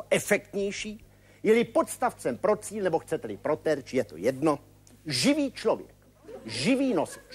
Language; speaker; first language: Czech; native; Czech